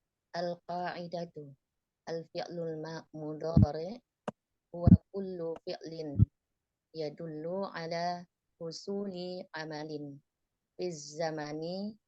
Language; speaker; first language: Arabic; non-native, learner; Indonesian